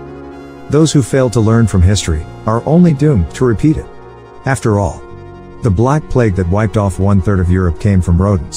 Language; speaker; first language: English; non-native, fluent; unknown